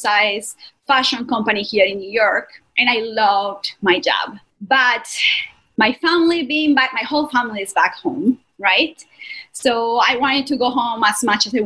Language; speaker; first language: English; non-native, fluent; Spanish